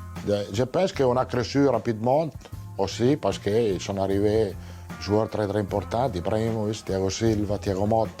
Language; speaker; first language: French; non-native, fluent; Italian